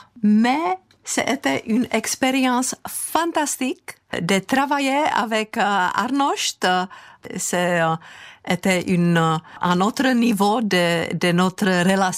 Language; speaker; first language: French; non-native, fluent; Czech